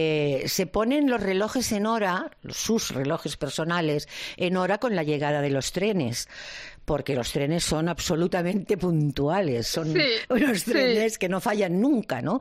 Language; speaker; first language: Spanish; native; Spanish